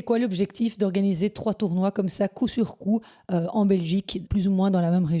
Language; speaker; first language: French; native; French